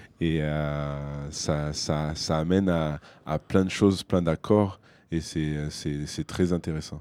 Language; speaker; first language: French; native; French